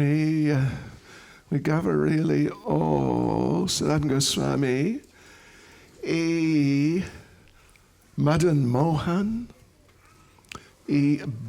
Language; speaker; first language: Russian; non-native, learner; English